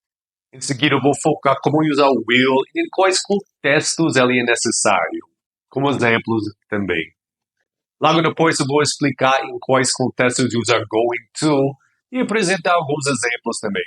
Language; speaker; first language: Portuguese; non-native, fluent; English